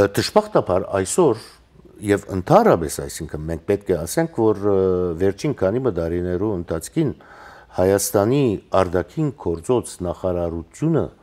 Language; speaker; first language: Armenian; native; Armenian